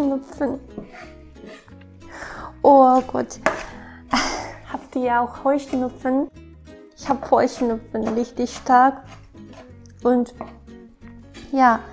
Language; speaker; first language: German; non-native, learner; Japanese